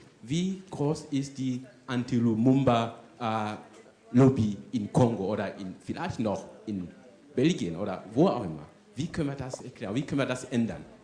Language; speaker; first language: German; non-native, fluent; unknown